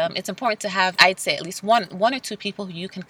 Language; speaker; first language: English; native; English